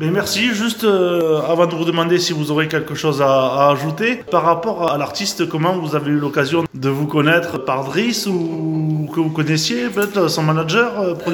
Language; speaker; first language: French; native; French